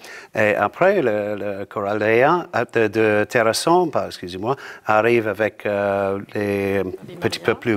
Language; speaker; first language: French; non-native, learner; English